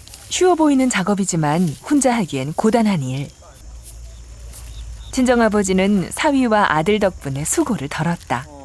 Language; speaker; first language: Korean; native; Korean